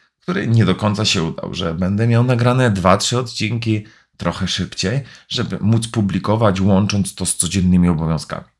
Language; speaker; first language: Polish; native; Polish